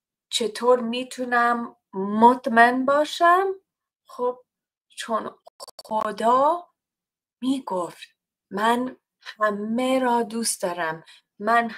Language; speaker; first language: Persian; non-native, fluent; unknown